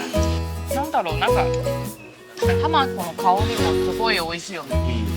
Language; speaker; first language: Japanese; non-native, fluent; Chinese